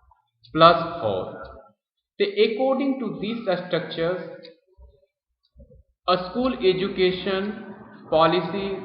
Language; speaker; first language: English; non-native, local second language; Hindi